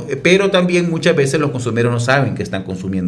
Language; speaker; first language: Spanish; native; Spanish